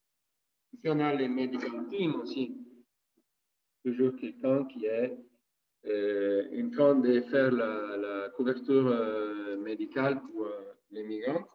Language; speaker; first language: French; non-native, fluent; Italian